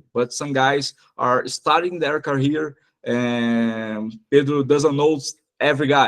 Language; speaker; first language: English; non-native, fluent; Portuguese